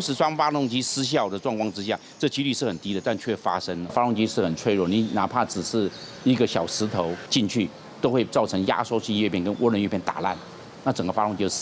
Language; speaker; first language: Chinese; native; Chinese